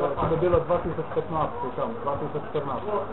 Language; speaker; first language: Polish; non-native, learner; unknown